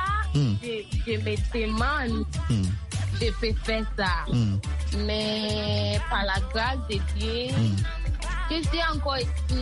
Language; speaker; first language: French; non-native, learner; Akan